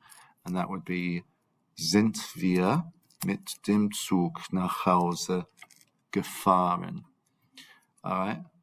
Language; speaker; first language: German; non-native, fluent; English